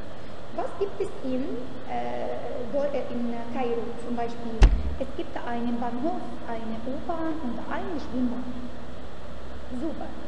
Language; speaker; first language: German; non-native, fluent; Arabic